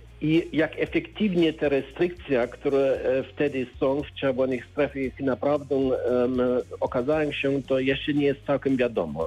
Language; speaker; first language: Polish; non-native, learner; German